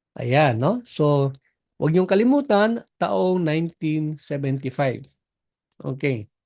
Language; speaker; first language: Filipino; non-native, local second language; Cebuano